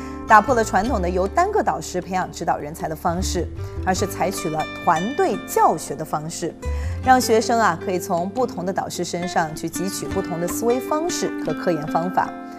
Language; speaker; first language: Chinese; native; Chinese